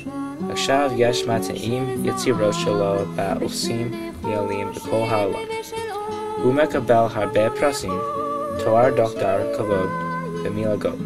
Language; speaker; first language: Hebrew; non-native, learner; English